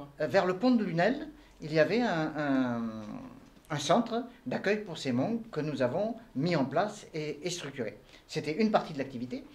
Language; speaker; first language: French; non-native, local second language; Arabic